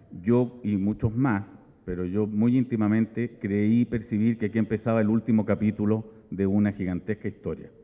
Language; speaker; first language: Spanish; native; Spanish